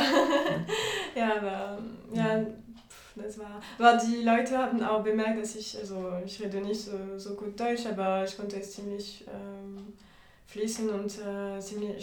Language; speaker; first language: German; non-native, fluent; French